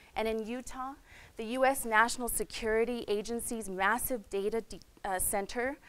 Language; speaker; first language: English; native; English